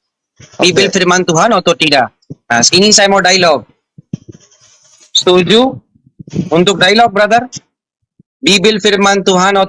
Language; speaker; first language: Indonesian; non-native, fluent; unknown